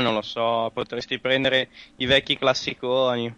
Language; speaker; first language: Italian; native; Italian